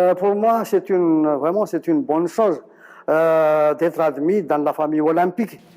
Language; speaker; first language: French; non-native, local second language; Malagasy